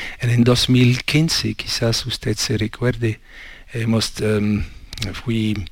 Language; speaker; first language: Spanish; non-native, learner; French